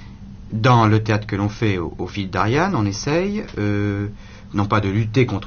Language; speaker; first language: French; native; French